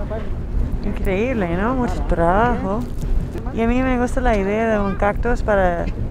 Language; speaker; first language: Spanish; non-native, fluent; English